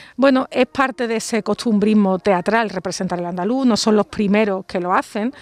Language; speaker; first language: Spanish; native; Spanish